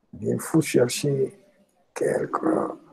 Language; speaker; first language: French; non-native, local second language; Arabic